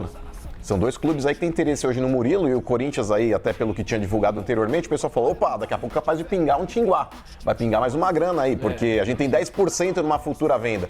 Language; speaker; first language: Portuguese; native; Portuguese